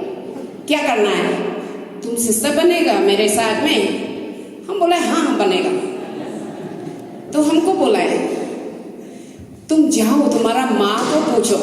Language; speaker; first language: Hindi; non-native, local second language; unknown